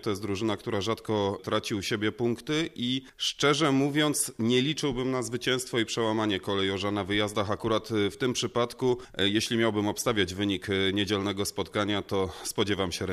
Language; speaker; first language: Polish; native; Polish